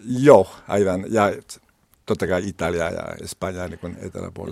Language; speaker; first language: Finnish; non-native, learner; French